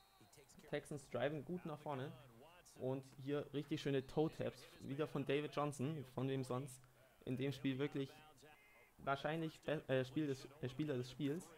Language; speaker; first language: German; native; German